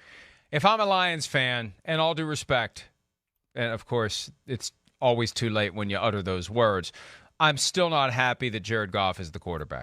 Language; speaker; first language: English; native; English